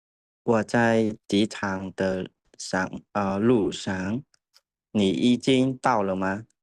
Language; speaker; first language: Chinese; non-native, learner; Khmer